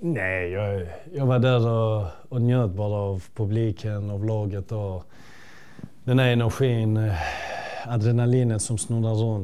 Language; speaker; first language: Swedish; early bilingual, other home language; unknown